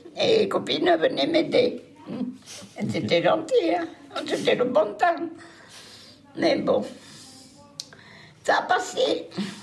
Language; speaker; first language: French; native; French